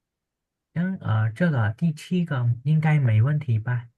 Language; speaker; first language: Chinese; non-native, fluent; Khmer